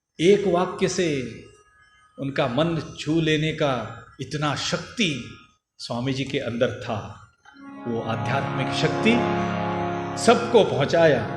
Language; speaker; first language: Hindi; non-native, local second language; Kannada